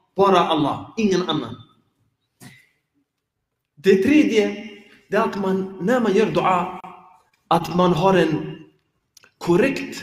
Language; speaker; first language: Swedish; early bilingual, other home language; Arabic